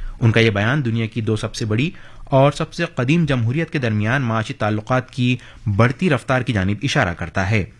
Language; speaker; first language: Urdu; native; Urdu